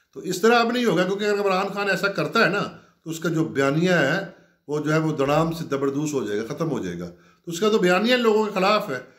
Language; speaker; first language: Urdu; non-native, local second language; Punjabi